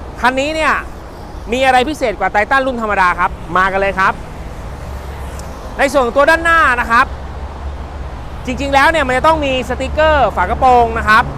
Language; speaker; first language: Thai; native; Thai